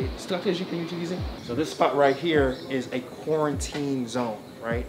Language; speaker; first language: English; native; English